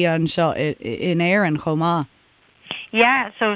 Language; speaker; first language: Irish; native; Irish